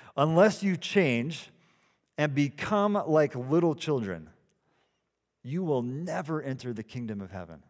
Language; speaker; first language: English; early bilingual, other home language; Dutch